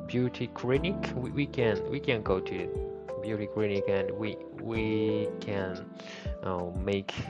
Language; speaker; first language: English; non-native, learner; Japanese